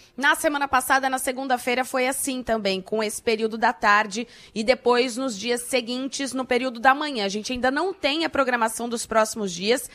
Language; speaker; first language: Portuguese; native; Portuguese